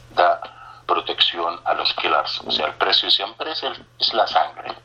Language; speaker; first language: Spanish; non-native, fluent; Arabic